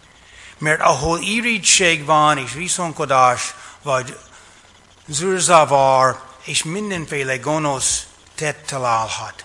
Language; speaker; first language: Hungarian; non-native, fluent; English